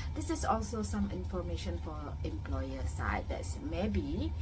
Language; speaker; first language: English; non-native, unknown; Indonesian